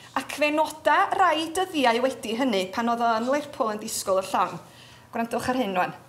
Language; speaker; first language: Welsh; native; Welsh